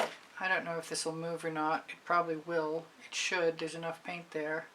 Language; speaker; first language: English; native; English